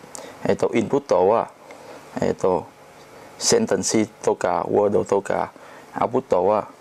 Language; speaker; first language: Japanese; non-native, learner; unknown